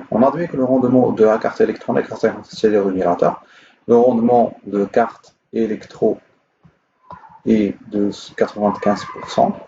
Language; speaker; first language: French; non-native, local second language; Arabic